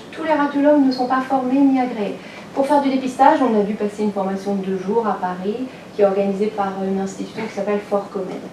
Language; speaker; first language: French; native; French